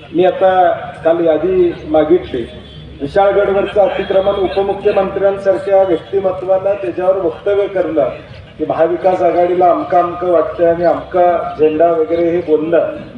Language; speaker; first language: Marathi; native; Marathi